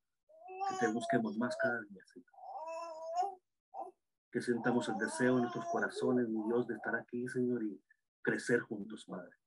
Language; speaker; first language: Spanish; native; Spanish